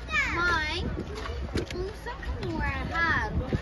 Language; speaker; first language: Portuguese; early bilingual, heritage; Portuguese